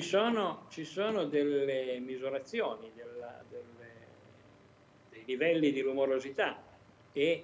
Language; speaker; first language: Italian; native; Italian